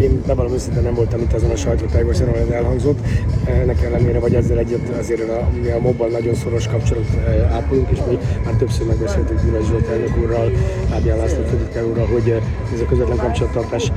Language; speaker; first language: Hungarian; native; Hungarian